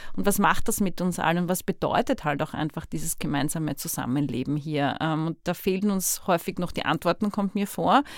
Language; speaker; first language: German; native; German